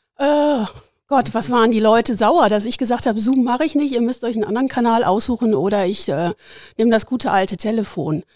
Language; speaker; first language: German; native; German